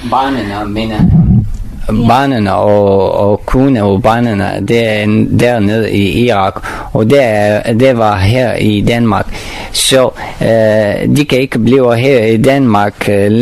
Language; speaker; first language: Danish; non-native, learner; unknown